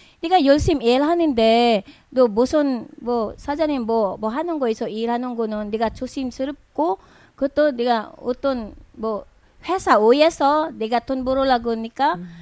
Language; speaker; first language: Korean; non-native, learner; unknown